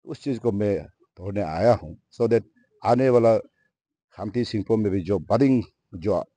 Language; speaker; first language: Hindi; non-native, local second language; Nyishi